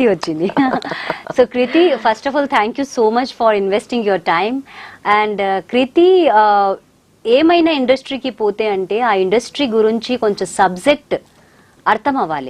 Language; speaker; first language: Telugu; non-native, local second language; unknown